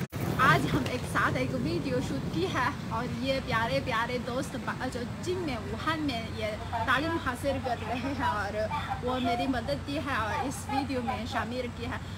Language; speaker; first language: Hindi; non-native, learner; Chinese